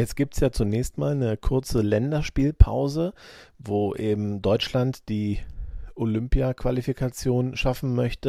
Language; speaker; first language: German; native; German